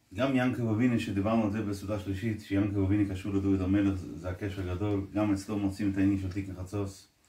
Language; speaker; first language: Hebrew; non-native, local second language; Yiddish